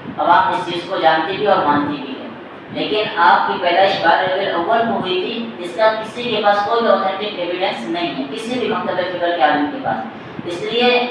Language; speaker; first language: Urdu; native; Urdu